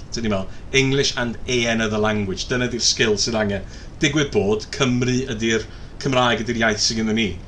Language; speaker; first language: Welsh; native; Welsh